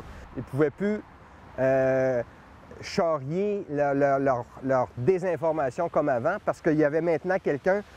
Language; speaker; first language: French; native; French